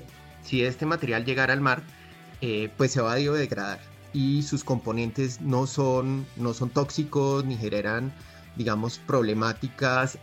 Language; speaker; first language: Spanish; native; Spanish